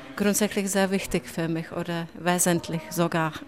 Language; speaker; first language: German; non-native, fluent; Czech